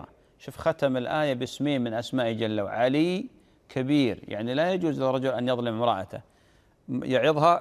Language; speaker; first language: Arabic; native; Arabic